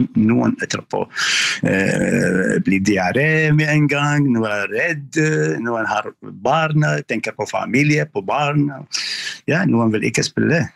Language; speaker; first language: Norwegian; non-native, learner; Arabic